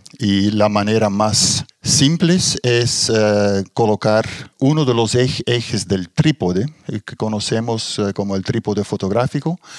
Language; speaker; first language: Spanish; non-native, fluent; Dutch